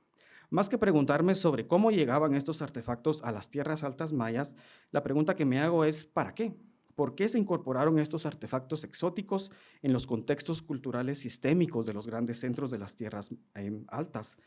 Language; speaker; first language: Spanish; native; Spanish